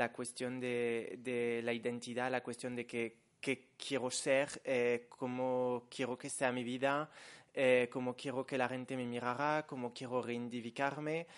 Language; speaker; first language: Spanish; non-native, fluent; French